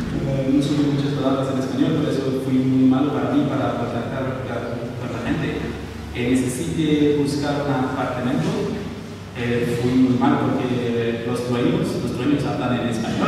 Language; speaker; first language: Spanish; non-native, learner; Arabic